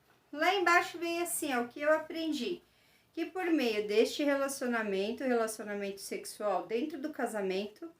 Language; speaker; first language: Portuguese; native; Portuguese